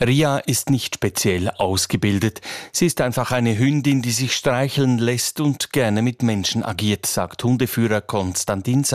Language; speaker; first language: German; native; German